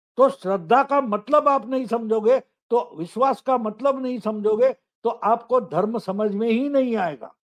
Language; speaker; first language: Hindi; non-native, local second language; Marathi